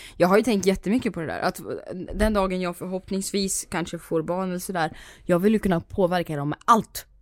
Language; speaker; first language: Swedish; native; Swedish